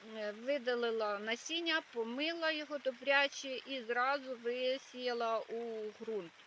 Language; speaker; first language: Ukrainian; native; Ukrainian